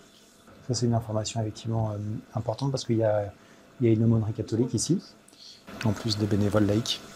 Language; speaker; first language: French; native; French